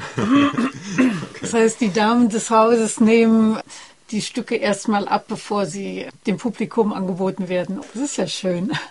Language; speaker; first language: German; native; German